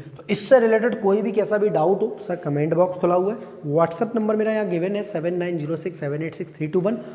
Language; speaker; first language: Hindi; native; Hindi